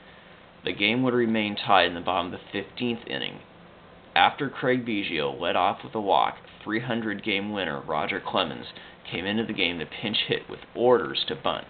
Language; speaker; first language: English; native; English